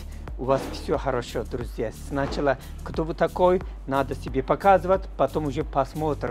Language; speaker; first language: Russian; non-native, fluent; Turkish